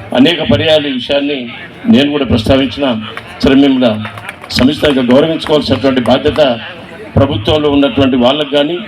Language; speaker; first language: Telugu; native; Telugu